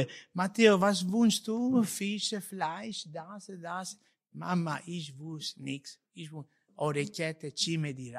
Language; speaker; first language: German; non-native, learner; Italian